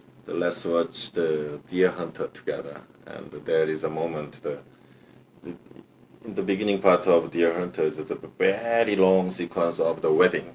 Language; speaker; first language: English; non-native, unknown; Korean